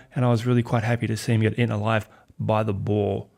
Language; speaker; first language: English; native; English